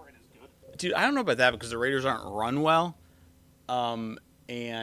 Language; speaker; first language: English; native; English